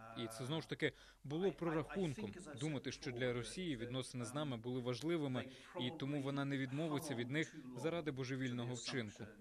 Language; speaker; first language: Ukrainian; non-native, fluent; English